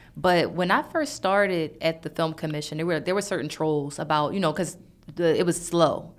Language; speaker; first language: English; native; English